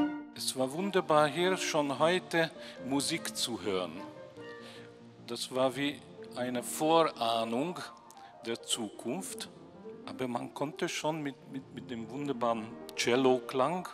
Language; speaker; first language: German; non-native, fluent; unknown